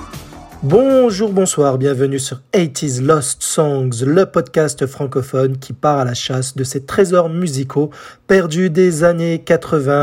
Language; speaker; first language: French; native; French